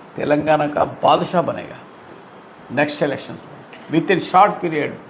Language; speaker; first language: Hindi; non-native, local second language; Telugu